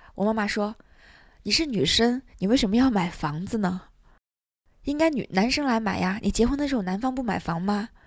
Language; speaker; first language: Chinese; native; Chinese